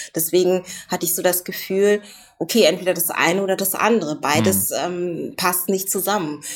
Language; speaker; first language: German; native; German